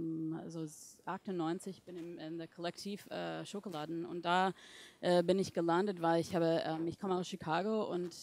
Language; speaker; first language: German; non-native, fluent; English